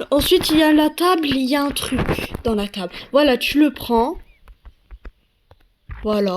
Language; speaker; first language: French; native; French